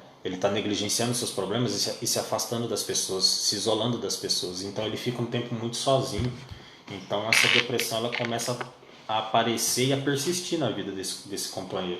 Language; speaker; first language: Portuguese; native; Portuguese